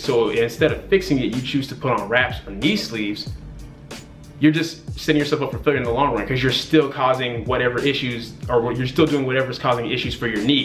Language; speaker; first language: English; native; English